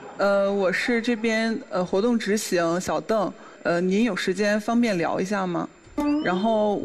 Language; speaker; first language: Chinese; native; Chinese